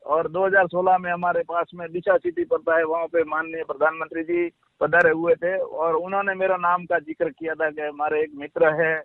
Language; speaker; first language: Hindi; non-native, local second language; Gujarati